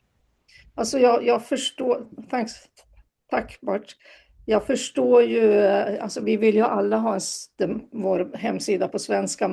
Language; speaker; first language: Swedish; native; Swedish